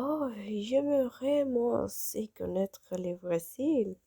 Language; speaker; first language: French; non-native, learner; Spanish